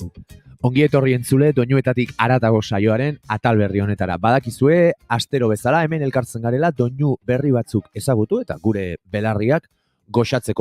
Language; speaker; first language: Basque; native; Basque